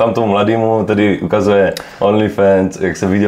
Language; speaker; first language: Czech; native; Czech